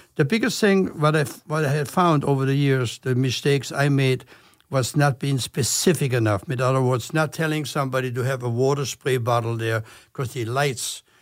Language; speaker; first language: English; non-native, fluent; German